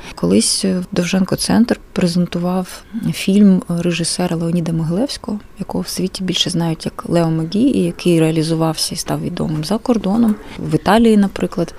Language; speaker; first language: Ukrainian; non-native, local second language; Russian